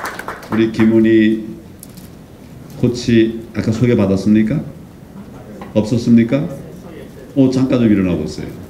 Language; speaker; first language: Korean; native; Korean